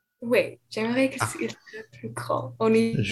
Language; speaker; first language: French; non-native, fluent; English